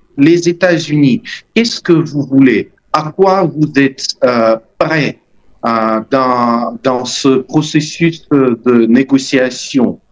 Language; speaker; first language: French; non-native, fluent; Russian